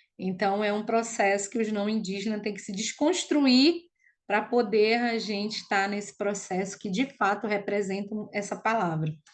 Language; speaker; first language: Portuguese; non-native, local second language; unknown